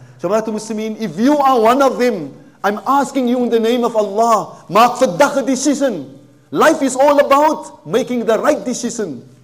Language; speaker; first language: English; non-native, local second language; Afrikaans